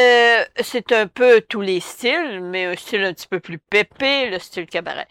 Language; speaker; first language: French; native; French